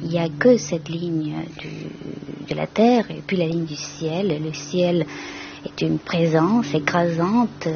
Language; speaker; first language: French; non-native, fluent; Spanish